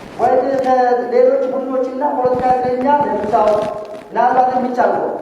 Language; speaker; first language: Amharic; non-native, local second language; Oromo